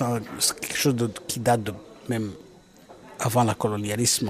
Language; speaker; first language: French; non-native, local second language; Kinyarwanda